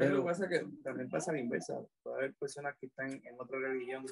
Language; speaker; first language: Spanish; native; Spanish